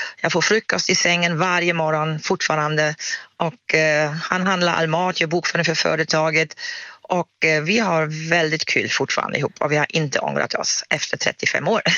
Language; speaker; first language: Swedish; non-native, fluent; German